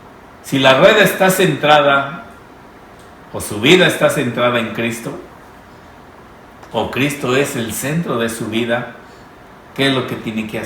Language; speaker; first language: Spanish; native; Spanish